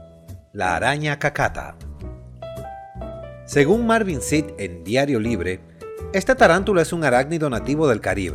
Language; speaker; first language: Spanish; native; Spanish